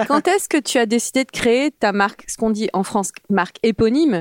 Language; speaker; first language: French; native; French